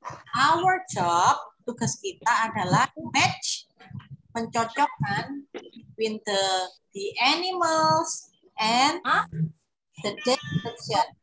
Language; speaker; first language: English; non-native, fluent; Indonesian